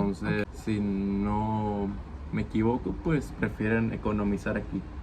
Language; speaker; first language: Spanish; native; Spanish